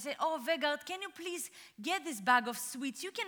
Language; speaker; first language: English; non-native, fluent; Russian